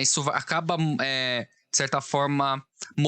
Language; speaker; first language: Portuguese; native; Portuguese